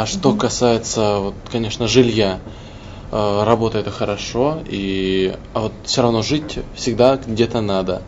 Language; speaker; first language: Russian; non-native, fluent; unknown